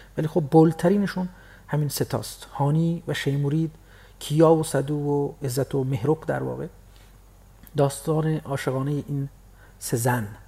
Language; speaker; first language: Persian; non-native, local second language; Baluchi